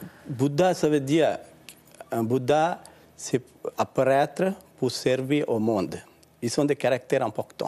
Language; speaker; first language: French; non-native, learner; Sinhala